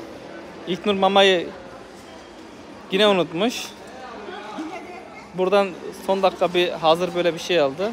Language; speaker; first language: Turkish; native; Turkish